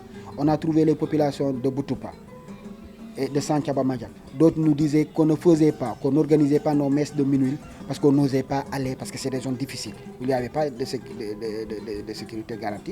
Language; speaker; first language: French; non-native, local second language; Wolof